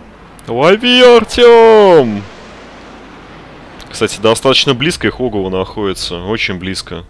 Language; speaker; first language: Russian; native; Russian